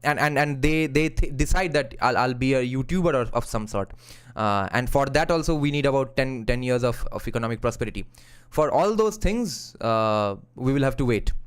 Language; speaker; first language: English; non-native, local second language; Bangla